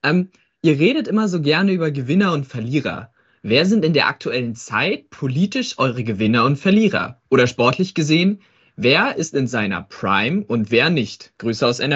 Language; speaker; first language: German; native; German